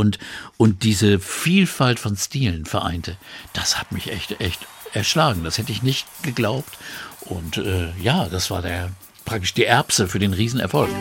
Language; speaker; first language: German; native; German